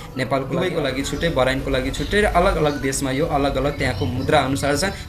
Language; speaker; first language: Nepali; non-native, local second language; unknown